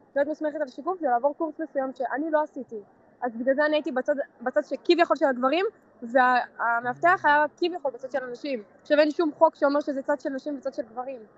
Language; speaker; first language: Hebrew; native; Hebrew